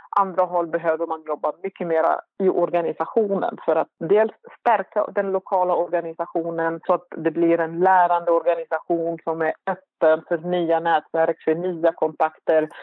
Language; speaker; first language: Swedish; non-native, fluent; Arabic